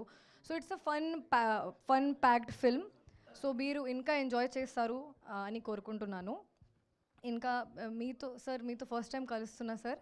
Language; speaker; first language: Telugu; non-native, local second language; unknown